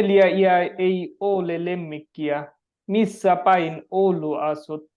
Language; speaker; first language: Finnish; non-native, learner; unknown